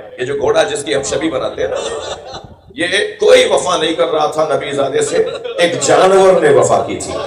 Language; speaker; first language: Urdu; non-native, local second language; Sindhi